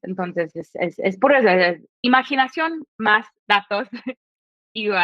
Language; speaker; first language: Spanish; non-native, fluent; English